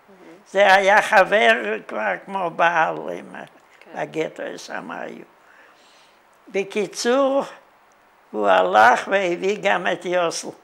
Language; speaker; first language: Hebrew; non-native, fluent; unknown